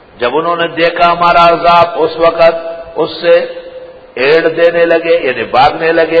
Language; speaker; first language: Urdu; non-native, local second language; Pashto